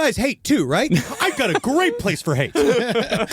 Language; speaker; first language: English; native; English